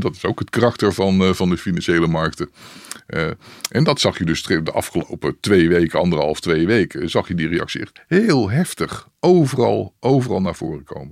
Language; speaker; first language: Dutch; native; Dutch